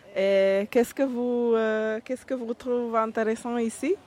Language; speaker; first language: French; non-native, learner; Polish